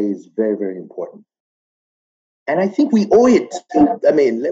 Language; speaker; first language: English; non-native, local second language; Yoruba